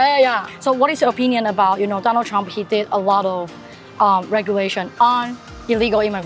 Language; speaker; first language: English; non-native, fluent; Chinese